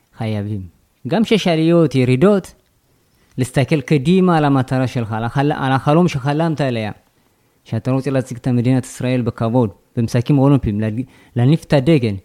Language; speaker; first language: Hebrew; non-native, fluent; Amharic